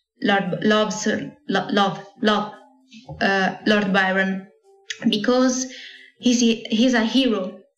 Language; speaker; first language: English; non-native, learner; Italian